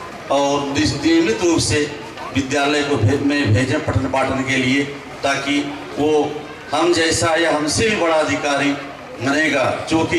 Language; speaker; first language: Hindi; native; Hindi